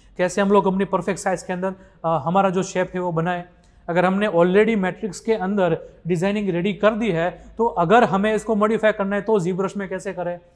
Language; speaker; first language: Hindi; non-native, local second language; Gujarati